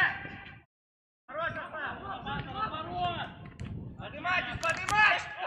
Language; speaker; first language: Russian; native; Russian